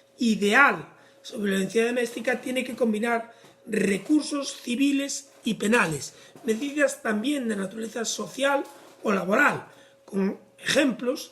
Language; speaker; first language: Spanish; native; Spanish